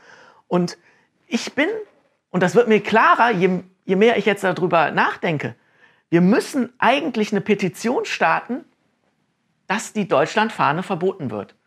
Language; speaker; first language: German; native; German